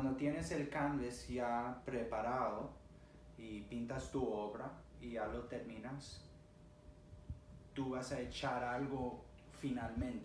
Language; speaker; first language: Spanish; early bilingual, other home language; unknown